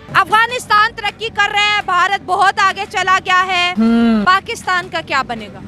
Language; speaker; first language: Urdu; non-native, local second language; Punjabi